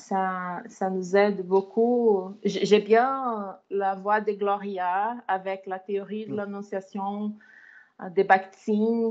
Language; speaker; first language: French; non-native, learner; Portuguese